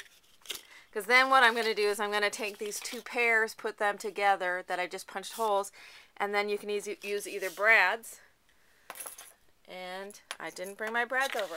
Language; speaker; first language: English; native; English